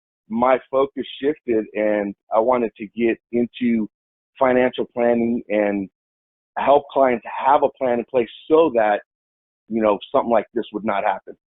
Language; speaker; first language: English; native; English